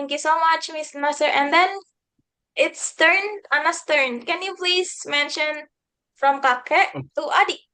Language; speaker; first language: English; non-native, fluent; Indonesian